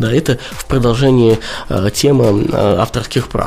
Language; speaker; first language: Russian; native; Russian